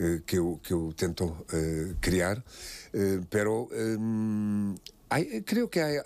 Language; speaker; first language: Spanish; non-native, fluent; Portuguese